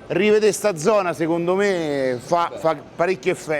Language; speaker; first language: Italian; native; Italian